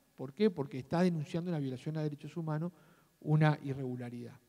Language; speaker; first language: Spanish; native; Spanish